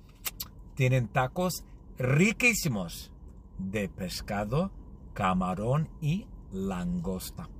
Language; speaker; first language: Spanish; non-native, learner; English